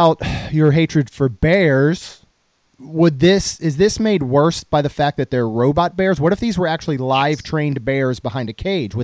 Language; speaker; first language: English; native; English